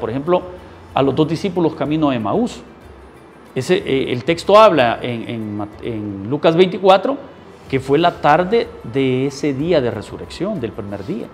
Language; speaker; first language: Spanish; native; Spanish